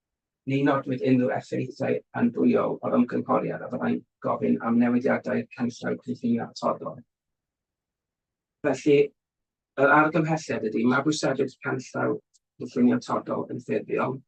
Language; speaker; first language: Welsh; native; Welsh